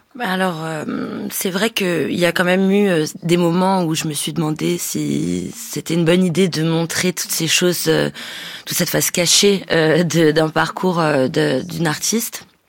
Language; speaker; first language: French; native; French